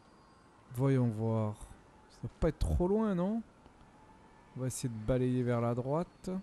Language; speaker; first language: French; native; French